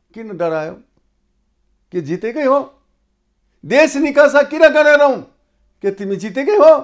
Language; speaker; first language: Nepali; non-native, local second language; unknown